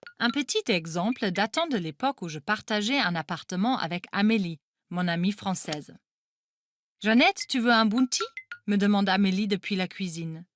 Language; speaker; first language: French; non-native, fluent; German